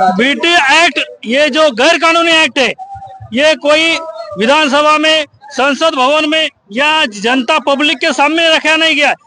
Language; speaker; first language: Hindi; non-native, local second language; Marathi